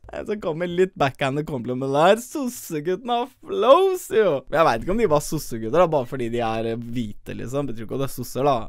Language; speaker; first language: Norwegian; early bilingual, other home language; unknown